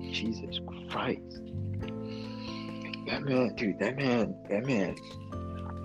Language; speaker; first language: English; non-native, local second language; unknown